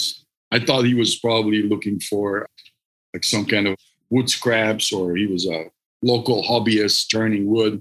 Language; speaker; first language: English; non-native, fluent; Hungarian